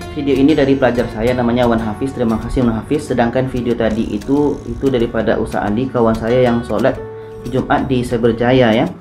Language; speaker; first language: Malay; native; Malay